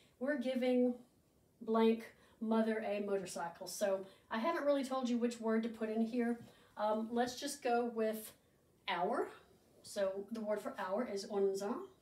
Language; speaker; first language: English; native; English